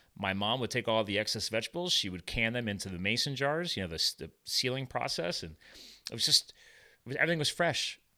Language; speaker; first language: English; native; English